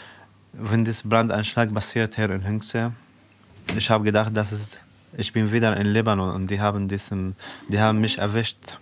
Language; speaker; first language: German; non-native, fluent; Arabic